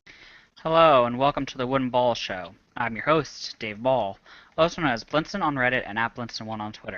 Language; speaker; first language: English; native; English